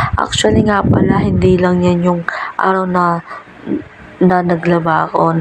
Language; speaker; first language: Filipino; non-native, local second language; Pampanga